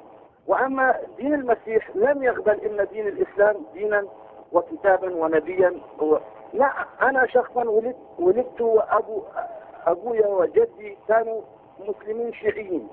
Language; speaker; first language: Arabic; non-native, learner; Persian